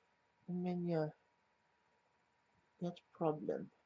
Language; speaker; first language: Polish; non-native, learner; English